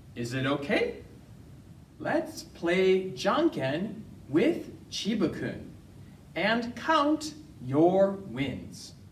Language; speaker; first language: English; native; English